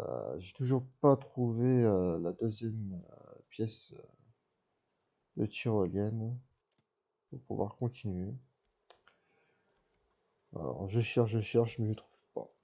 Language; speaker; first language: French; native; French